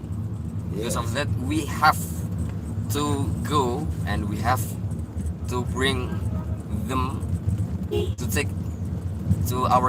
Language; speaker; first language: English; non-native, learner; Indonesian